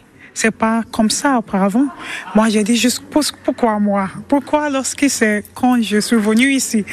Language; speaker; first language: French; non-native, learner; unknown